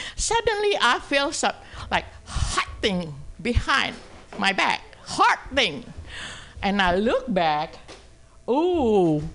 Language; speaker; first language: English; non-native, fluent; Indonesian